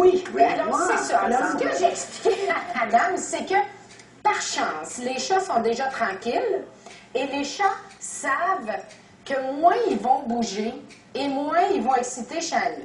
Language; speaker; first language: French; native; French